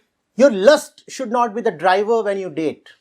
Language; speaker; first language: English; non-native, local second language; Hindi